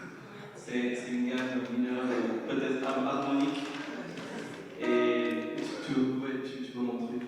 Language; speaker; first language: French; non-native, fluent; English